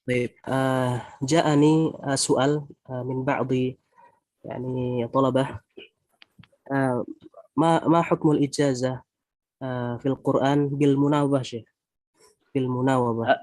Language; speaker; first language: Arabic; non-native, fluent; Indonesian